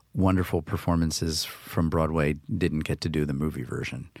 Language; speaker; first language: English; native; English